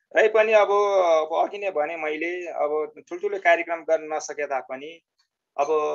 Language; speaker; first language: Nepali; native; Nepali